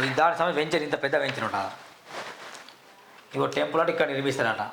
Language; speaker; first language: Telugu; native; Telugu